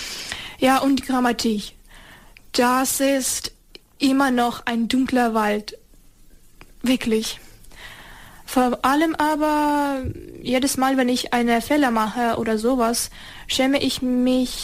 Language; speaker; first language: German; non-native, fluent; Ukrainian